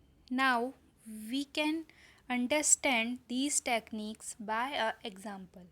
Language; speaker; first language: English; non-native, local second language; Hindi